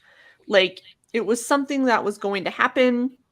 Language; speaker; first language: English; native; English